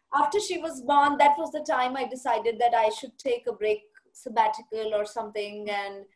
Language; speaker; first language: English; non-native, local second language; Punjabi